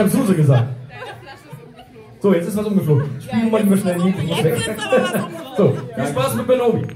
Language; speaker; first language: German; native; German